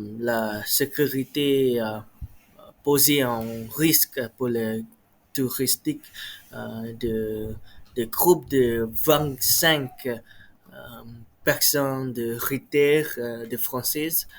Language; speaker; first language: French; non-native, learner; Malay